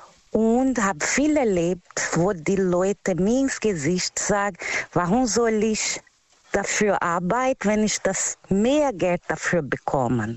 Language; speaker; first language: German; non-native, learner; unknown